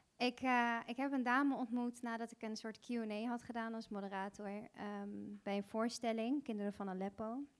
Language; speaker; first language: Dutch; early bilingual, other home language; Bosnian